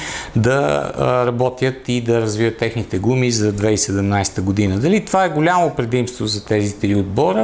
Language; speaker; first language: Bulgarian; native; Bulgarian